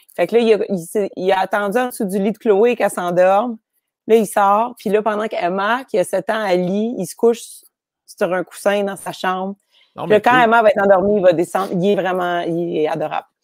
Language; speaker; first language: French; native; French